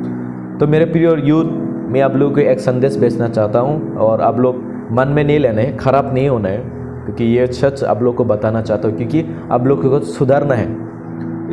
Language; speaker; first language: Hindi; non-native, local second language; Kok Borok